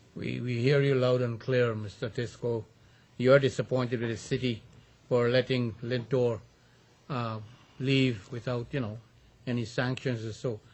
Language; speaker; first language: English; native; English